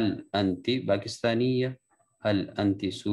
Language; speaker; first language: Arabic; non-native, fluent; Urdu